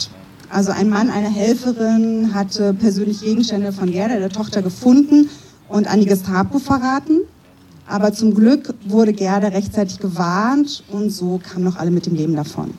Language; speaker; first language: German; native; German